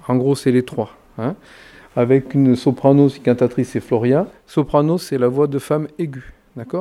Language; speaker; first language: French; native; French